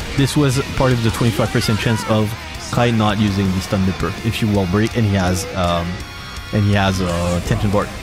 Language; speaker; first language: English; non-native, fluent; French